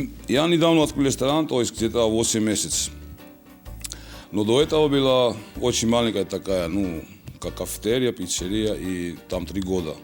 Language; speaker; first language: Russian; non-native, local second language; Georgian